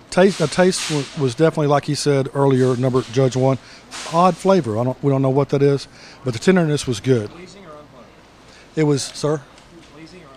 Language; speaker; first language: English; native; English